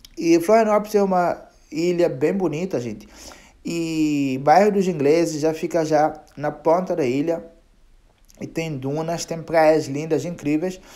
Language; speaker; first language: Portuguese; non-native, local second language; Kabuverdianu